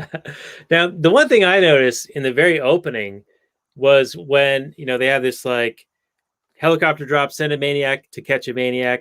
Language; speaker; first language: English; native; English